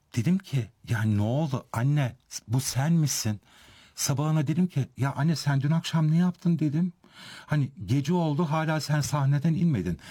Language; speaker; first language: Turkish; early bilingual, heritage; Turkish